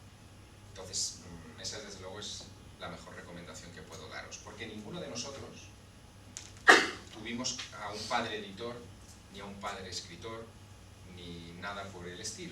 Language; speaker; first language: Spanish; native; Spanish